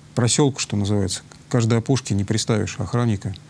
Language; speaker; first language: Russian; native; Russian